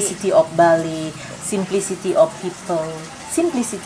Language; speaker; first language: English; non-native, local second language; Indonesian